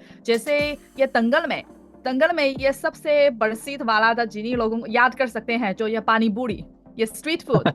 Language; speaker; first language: Hindi; non-native, fluent; Chinese